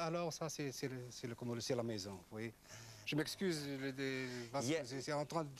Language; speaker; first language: French; non-native, local second language; Arabic